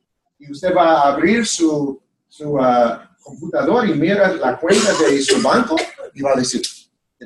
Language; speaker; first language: Spanish; non-native, fluent; English